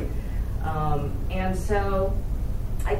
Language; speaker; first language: English; native; English